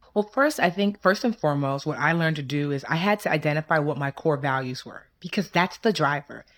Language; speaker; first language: English; early bilingual, other home language; Yoruba